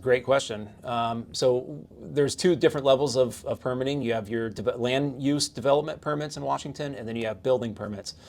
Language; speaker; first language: English; native; English